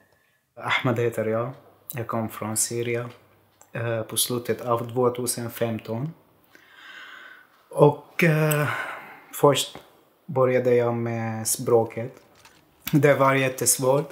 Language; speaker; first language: Swedish; non-native, fluent; Arabic